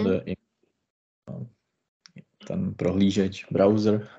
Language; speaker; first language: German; non-native, learner; Czech